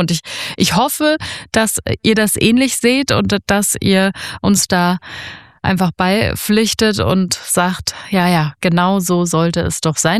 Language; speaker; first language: German; native; German